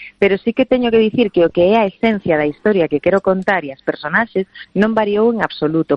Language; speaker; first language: Galician; non-native, local second language; Spanish